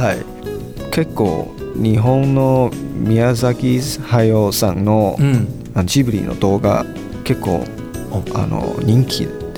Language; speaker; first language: Japanese; non-native, learner; Chinese